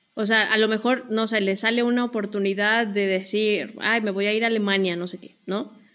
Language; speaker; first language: Spanish; native; Spanish